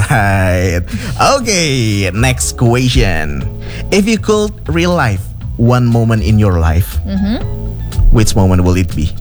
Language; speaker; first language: English; non-native, fluent; Indonesian